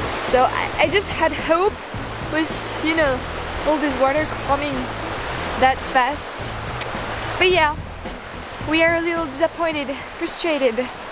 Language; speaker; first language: English; non-native, fluent; French